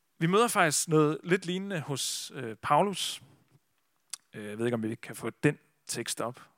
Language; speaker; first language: Danish; native; Danish